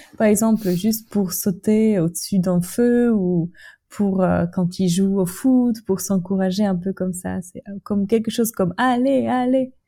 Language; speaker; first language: French; non-native, fluent; Czech